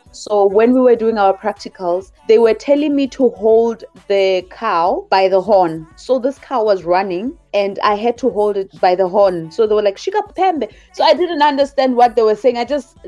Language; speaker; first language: English; non-native, local second language; Southern Sotho